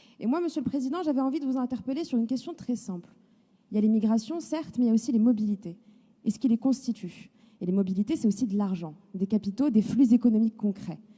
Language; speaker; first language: French; non-native, local second language; Arabic